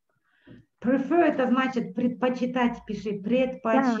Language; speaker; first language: Russian; native; Russian